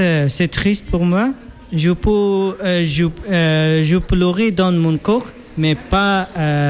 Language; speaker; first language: French; non-native, learner; Persian